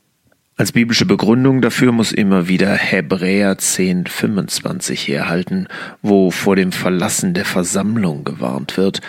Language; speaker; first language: German; native; German